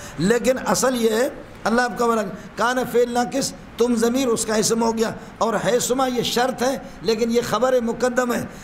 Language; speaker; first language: Urdu; non-native, local second language; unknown